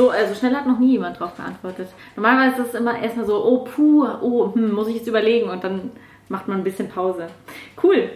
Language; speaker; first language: German; native; German